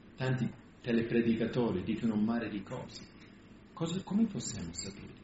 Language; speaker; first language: Italian; non-native, fluent; English